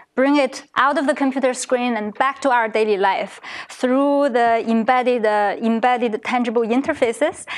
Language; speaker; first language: English; non-native, fluent; Chinese